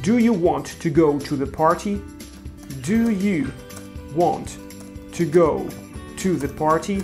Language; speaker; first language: English; non-native, fluent; Russian